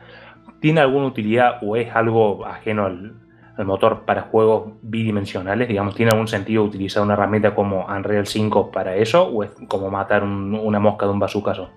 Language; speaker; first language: Spanish; native; Spanish